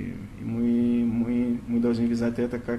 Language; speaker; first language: Russian; non-native, learner; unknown